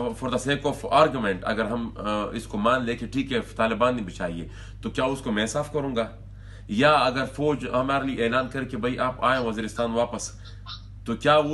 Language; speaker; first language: Urdu; non-native, local second language; Pashto